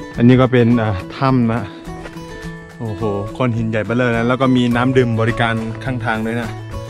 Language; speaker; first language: Thai; non-native, local second language; Karen languages